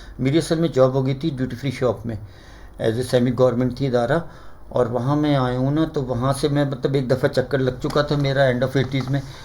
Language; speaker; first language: Urdu; native; Urdu